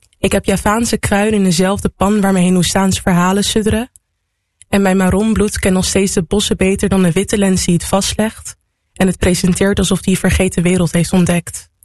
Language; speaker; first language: Dutch; native; Dutch